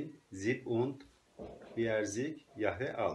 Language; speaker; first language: German; non-native, learner; Turkish